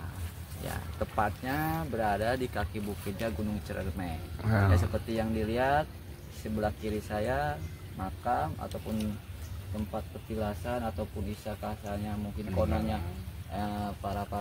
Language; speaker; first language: Indonesian; native; Indonesian